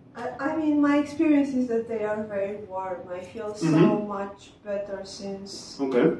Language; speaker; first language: English; non-native, fluent; Italian